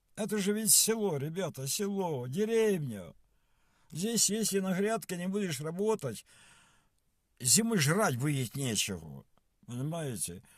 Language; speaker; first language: Russian; non-native, local second language; Ukrainian